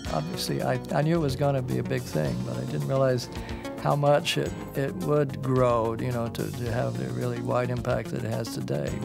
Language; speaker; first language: English; native; English